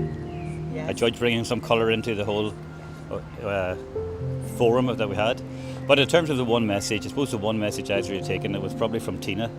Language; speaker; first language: English; native; English